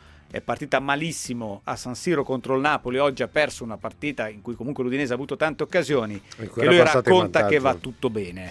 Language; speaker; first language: Italian; native; Italian